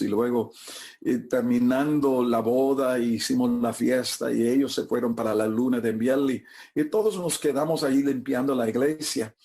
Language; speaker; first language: Spanish; non-native, fluent; English